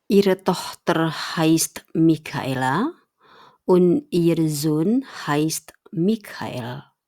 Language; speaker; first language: German; non-native, fluent; Indonesian